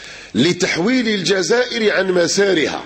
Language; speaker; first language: Arabic; native; Arabic